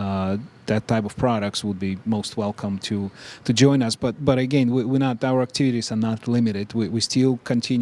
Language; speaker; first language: English; non-native, fluent; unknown